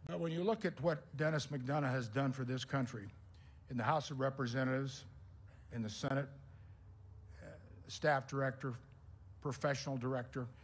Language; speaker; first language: English; native; English